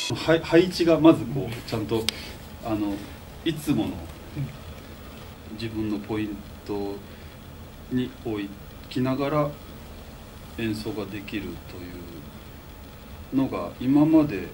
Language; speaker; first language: Japanese; native; Japanese